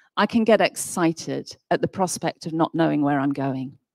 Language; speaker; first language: English; native; English